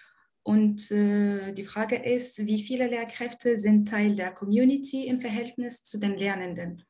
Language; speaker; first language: German; non-native, fluent; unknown